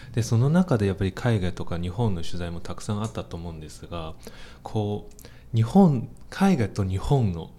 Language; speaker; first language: Japanese; non-native, fluent; Chinese